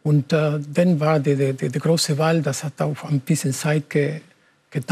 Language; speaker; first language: German; non-native, learner; Spanish